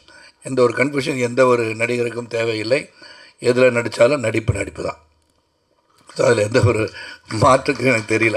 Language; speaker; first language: Tamil; native; Tamil